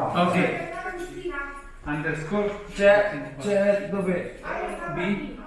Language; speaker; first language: Italian; non-native, learner; Portuguese